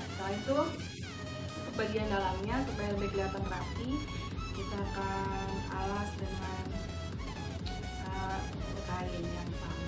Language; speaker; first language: Indonesian; native; Indonesian